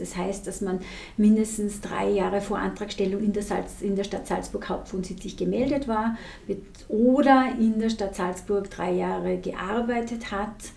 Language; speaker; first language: German; native; German